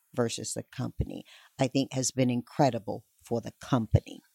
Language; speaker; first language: English; native; English